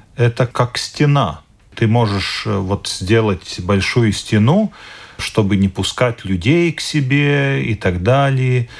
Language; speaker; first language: Russian; non-native, local second language; Latvian